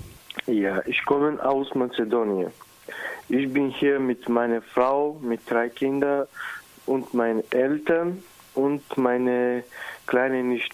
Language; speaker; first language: German; non-native, learner; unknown